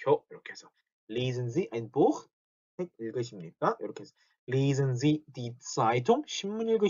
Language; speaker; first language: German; non-native, fluent; Korean